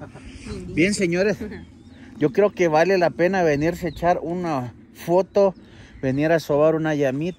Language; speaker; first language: Spanish; native; Spanish